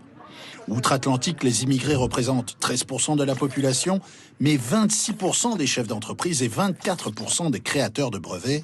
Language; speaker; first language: French; native; French